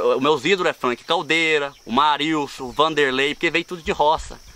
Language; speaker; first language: Portuguese; native; Portuguese